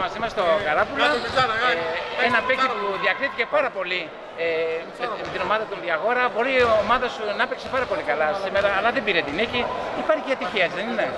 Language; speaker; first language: Greek; native; Greek